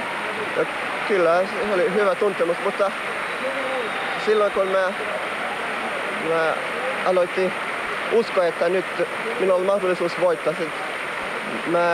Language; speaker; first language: Finnish; non-native, local second language; Swedish